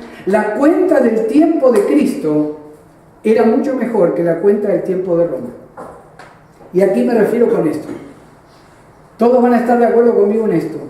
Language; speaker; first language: Spanish; native; Spanish